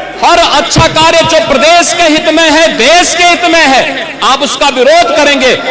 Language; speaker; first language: Hindi; native; Hindi